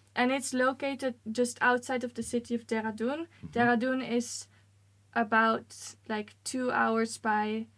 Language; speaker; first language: English; non-native, fluent; Dutch